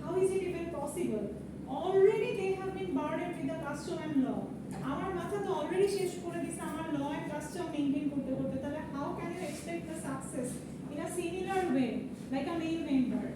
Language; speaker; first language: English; non-native, local second language; Bangla